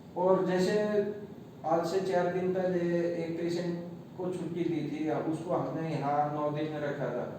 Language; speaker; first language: Hindi; native; Hindi